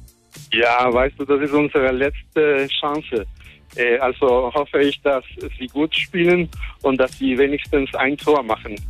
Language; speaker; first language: German; non-native, fluent; Spanish